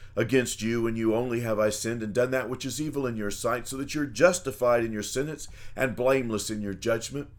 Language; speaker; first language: English; native; English